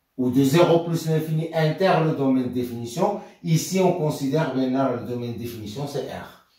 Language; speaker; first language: French; non-native, local second language; Arabic